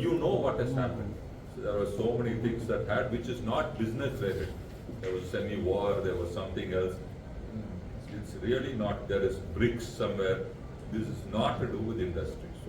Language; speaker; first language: English; non-native, local second language; Tamil